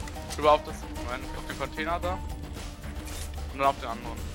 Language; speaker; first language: German; native; German